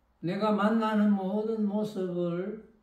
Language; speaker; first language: Korean; native; Korean